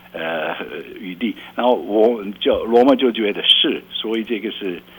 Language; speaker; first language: Chinese; non-native, fluent; Dutch